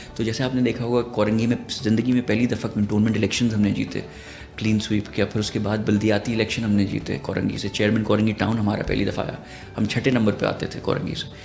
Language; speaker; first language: Urdu; native; Urdu